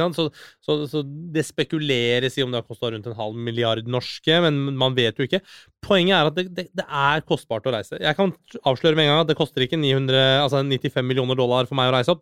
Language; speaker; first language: Norwegian; early bilingual, other home language; Persian